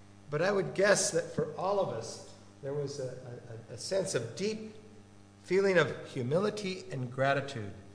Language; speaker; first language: English; native; English